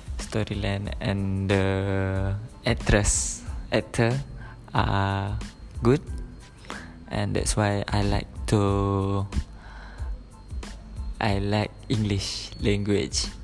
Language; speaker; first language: English; non-native, learner; Malay